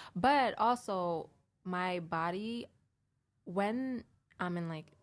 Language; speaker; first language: English; early bilingual, heritage; English